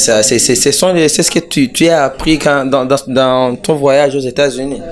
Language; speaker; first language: French; non-native, local second language; Rundi